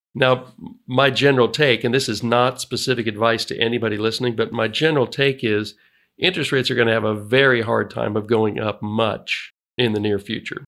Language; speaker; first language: English; native; English